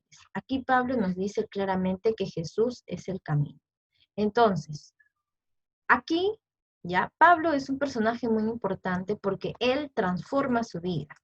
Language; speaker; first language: Spanish; native; Spanish